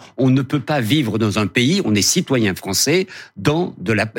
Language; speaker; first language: French; native; French